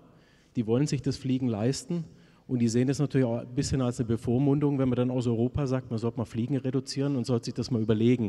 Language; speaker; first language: German; native; German